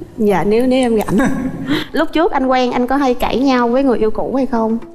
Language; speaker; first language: Vietnamese; native; Vietnamese